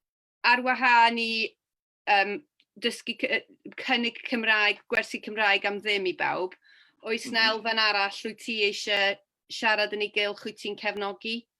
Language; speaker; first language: Welsh; native; Welsh